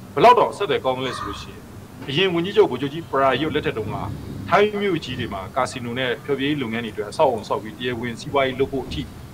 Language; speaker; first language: Burmese; native; Burmese